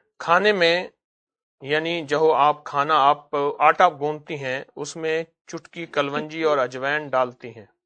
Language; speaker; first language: Urdu; native; Urdu